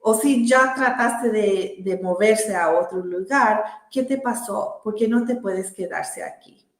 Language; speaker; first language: Spanish; early bilingual, heritage; Spanish